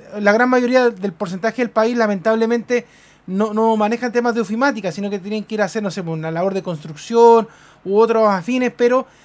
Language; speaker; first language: Spanish; native; Spanish